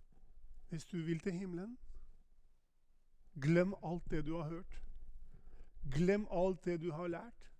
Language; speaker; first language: Norwegian; non-native, fluent; Albanian